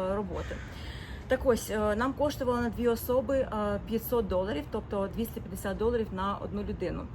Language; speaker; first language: Ukrainian; non-native, local second language; Russian